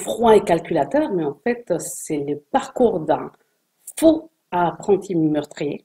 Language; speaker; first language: French; non-native, fluent; Spanish